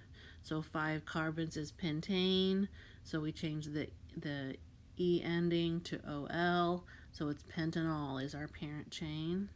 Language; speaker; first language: English; native; English